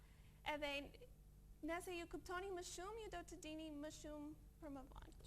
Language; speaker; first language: Albanian; non-native, learner; English